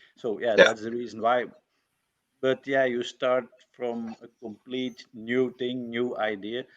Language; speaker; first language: English; non-native, fluent; Dutch